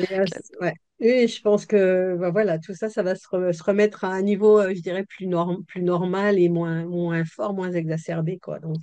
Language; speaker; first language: French; native; French